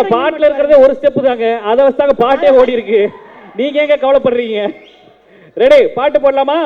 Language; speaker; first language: Tamil; native; Tamil